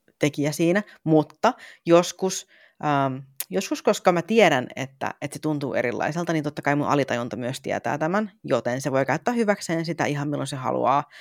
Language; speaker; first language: Finnish; native; Finnish